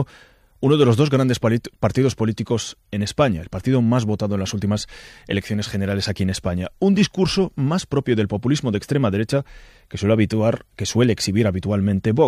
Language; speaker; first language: Spanish; native; Spanish